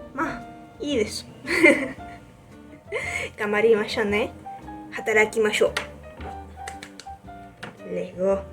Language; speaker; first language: Japanese; non-native, learner; Spanish